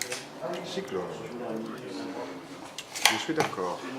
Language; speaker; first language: French; non-native, learner; Italian